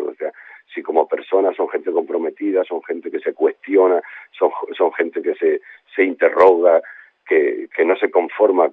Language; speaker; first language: Spanish; native; Spanish